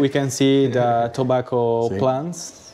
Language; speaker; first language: English; non-native, learner; Spanish